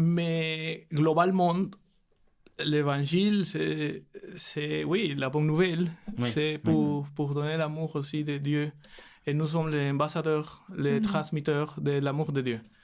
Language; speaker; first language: French; non-native, learner; Spanish